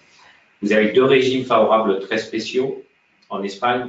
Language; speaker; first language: French; native; French